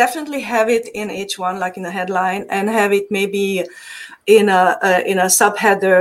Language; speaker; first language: English; non-native, fluent; Hungarian